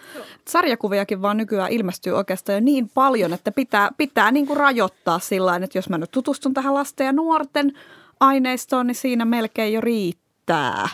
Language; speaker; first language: Finnish; native; Finnish